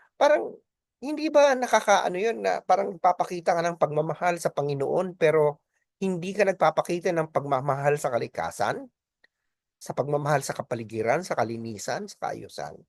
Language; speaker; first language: Filipino; non-native, local second language; Bikol